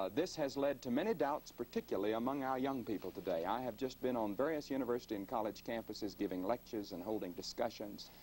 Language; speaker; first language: English; native; English